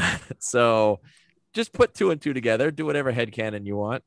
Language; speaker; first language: English; native; English